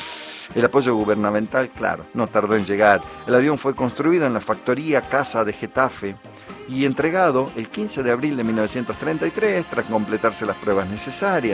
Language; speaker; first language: Spanish; native; Spanish